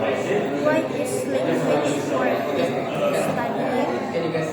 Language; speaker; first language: English; non-native, learner; Indonesian